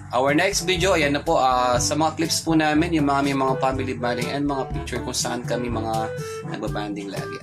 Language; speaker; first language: Filipino; non-native, local second language; Pampanga